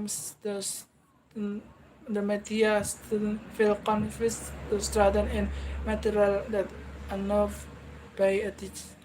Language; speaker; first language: English; non-native, learner; Indonesian